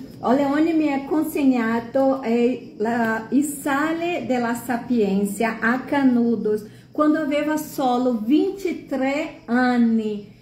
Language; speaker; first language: Italian; non-native, fluent; Portuguese